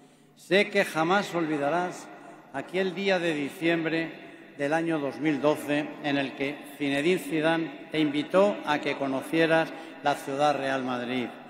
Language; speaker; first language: Spanish; native; Spanish